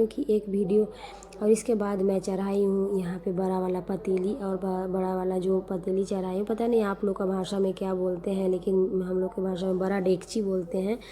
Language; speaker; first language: Hindi; non-native, local second language; Bangla